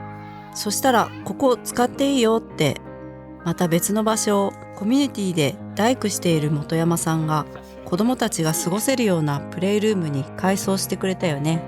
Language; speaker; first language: Japanese; native; Japanese